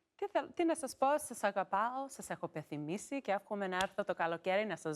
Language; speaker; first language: Greek; early bilingual, heritage; English